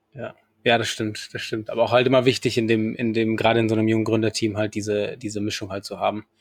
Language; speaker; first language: German; non-native, fluent; Spanish